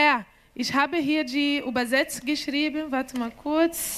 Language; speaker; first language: German; non-native, learner; Portuguese